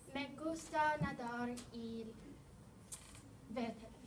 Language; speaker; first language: Spanish; non-native, learner; English